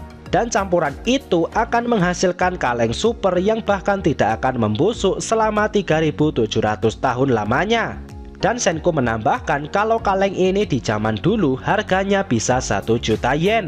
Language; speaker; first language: Indonesian; native; Indonesian